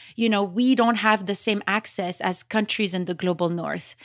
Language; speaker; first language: English; early bilingual, other home language; Arabic